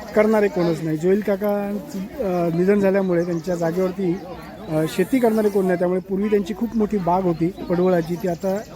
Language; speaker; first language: Marathi; native; Marathi